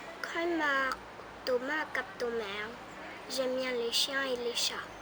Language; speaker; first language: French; early bilingual, heritage; French